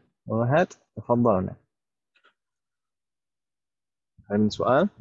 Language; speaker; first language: Arabic; non-native, fluent; Indonesian